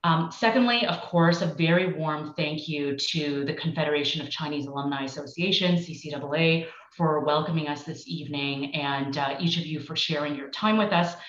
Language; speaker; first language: English; early bilingual, other home language; Chinese